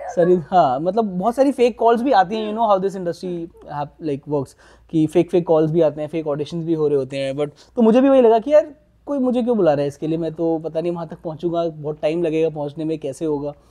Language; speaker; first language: Hindi; native; Hindi